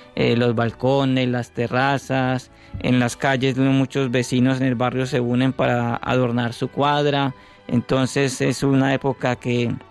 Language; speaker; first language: Spanish; native; Spanish